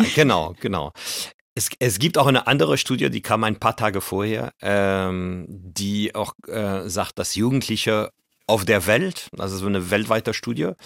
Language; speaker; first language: German; non-native, fluent; French